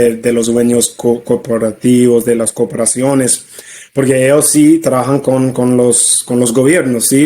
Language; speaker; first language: Spanish; non-native, fluent; English